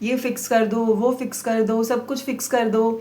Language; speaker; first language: Hindi; native; Hindi